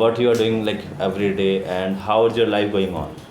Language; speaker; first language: English; non-native, local second language; Hindi